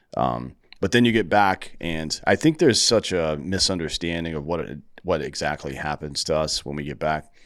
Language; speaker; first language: English; native; English